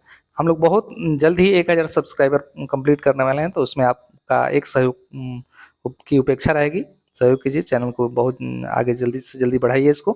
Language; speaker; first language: Hindi; native; Hindi